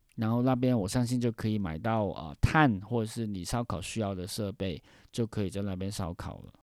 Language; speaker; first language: Chinese; non-native, fluent; Cantonese